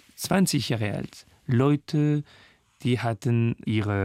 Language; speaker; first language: German; non-native, learner; French